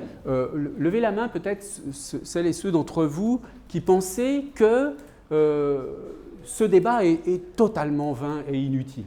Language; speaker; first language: French; native; French